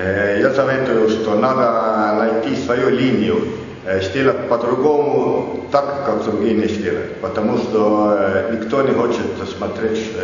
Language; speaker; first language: Russian; non-native, learner; Estonian